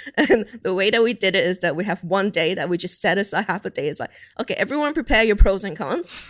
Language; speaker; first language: English; non-native, local second language; Cantonese